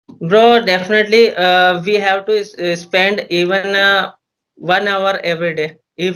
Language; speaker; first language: English; non-native, learner; Hindi